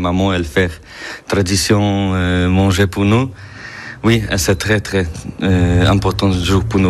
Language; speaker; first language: French; non-native, learner; Polish